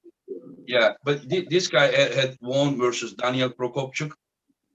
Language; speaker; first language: English; non-native, fluent; Turkish